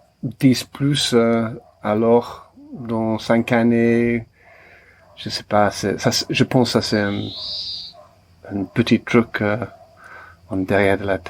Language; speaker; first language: French; non-native, learner; English